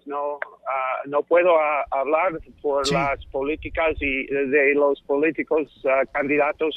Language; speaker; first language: Spanish; non-native, fluent; English